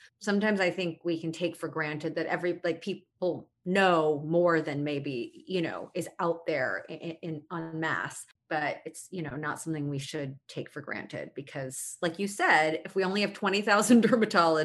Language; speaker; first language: English; native; English